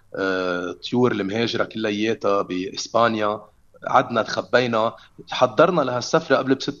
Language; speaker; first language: Arabic; native; Arabic